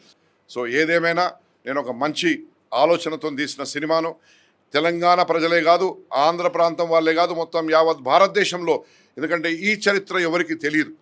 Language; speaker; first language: Telugu; native; Telugu